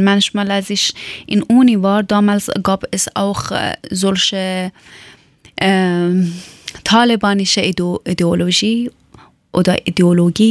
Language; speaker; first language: German; non-native, learner; Persian